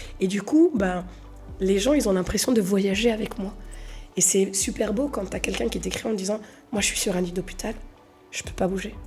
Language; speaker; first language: French; native; French